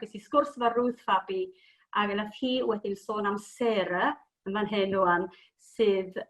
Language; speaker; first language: Welsh; native; Welsh